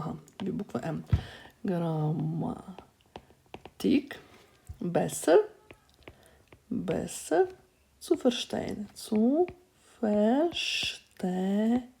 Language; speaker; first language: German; non-native, fluent; Ukrainian